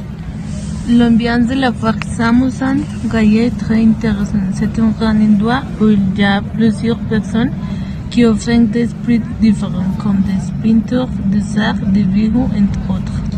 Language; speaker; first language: French; non-native, learner; Spanish